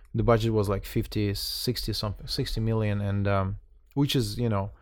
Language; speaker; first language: English; non-native, fluent; Russian